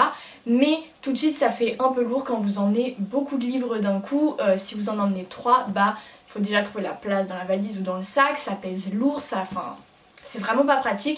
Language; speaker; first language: French; native; French